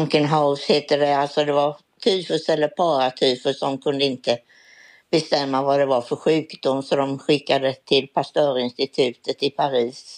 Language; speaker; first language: Swedish; native; Swedish